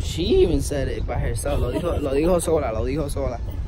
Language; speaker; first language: English; non-native, local second language; Spanish